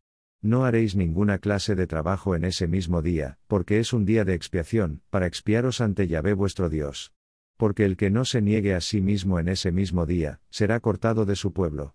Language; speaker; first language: Spanish; native; Spanish